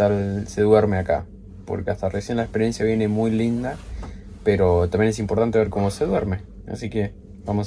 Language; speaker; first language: Spanish; native; Spanish